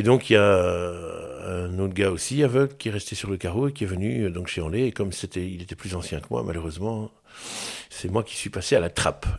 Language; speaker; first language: French; native; French